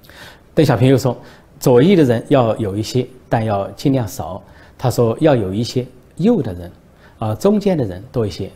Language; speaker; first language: Chinese; native; Chinese